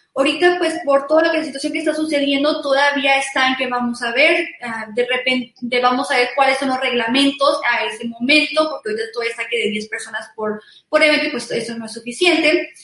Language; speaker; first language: Spanish; early bilingual, heritage; Spanish